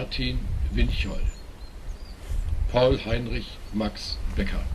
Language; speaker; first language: English; non-native, fluent; German